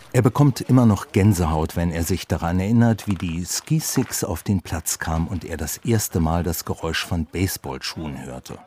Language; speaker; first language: German; native; German